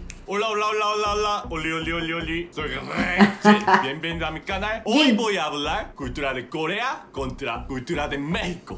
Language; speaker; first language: Spanish; non-native, learner; Korean